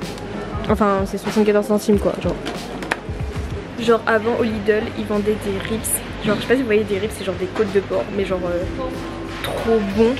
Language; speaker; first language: French; native; French